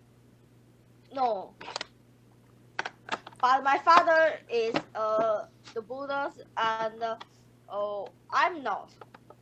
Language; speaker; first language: English; non-native, learner; Chinese